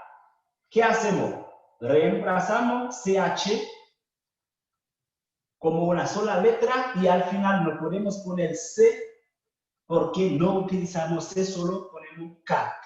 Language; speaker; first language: Spanish; non-native, fluent; Haitian Creole